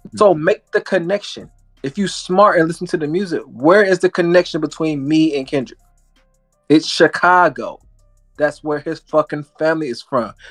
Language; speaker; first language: English; native; English